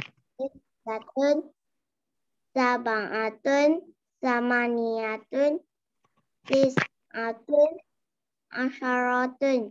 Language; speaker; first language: Arabic; non-native, learner; Malay